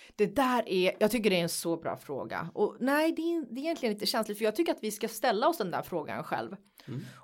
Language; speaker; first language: Swedish; native; Swedish